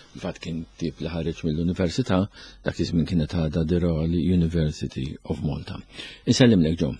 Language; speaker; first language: Maltese; native; Maltese